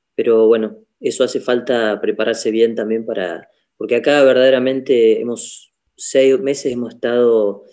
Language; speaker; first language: Spanish; native; Spanish